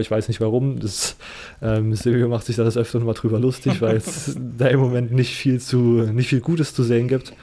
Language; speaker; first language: German; native; German